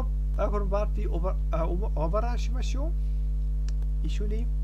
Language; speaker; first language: Japanese; non-native, learner; German